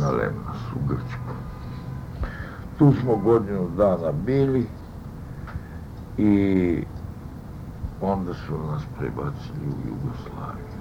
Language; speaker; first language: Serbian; early bilingual, other home language; Russian